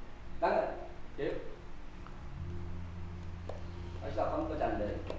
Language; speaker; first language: Vietnamese; non-native, learner; Korean